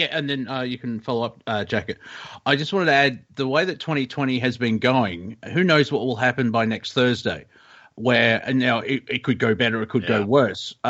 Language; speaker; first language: English; native; English